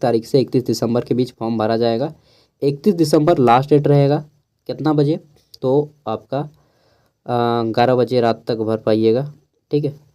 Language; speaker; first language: Hindi; native; Hindi